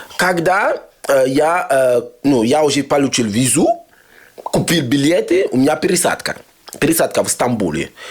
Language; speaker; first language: Russian; non-native, fluent; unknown